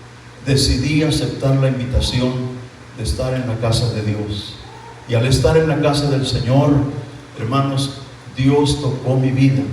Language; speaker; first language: Spanish; native; Spanish